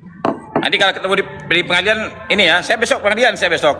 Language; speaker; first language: Indonesian; native; Indonesian